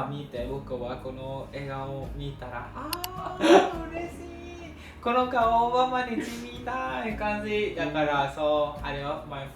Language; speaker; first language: Japanese; non-native, learner; Vietnamese